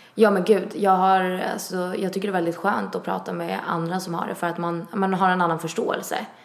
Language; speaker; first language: Swedish; early bilingual, other home language; Italian